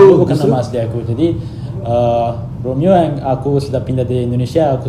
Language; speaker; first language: Indonesian; non-native, fluent; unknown